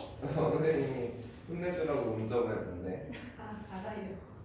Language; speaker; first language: Korean; native; Korean